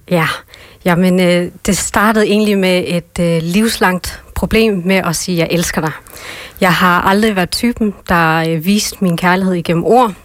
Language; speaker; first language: Danish; early bilingual, other home language; Vietnamese